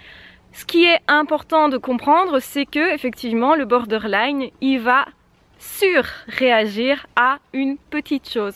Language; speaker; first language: French; native; French